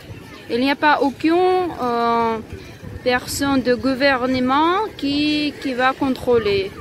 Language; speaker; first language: French; non-native, learner; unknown